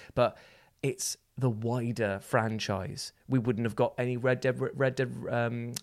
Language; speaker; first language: English; native; English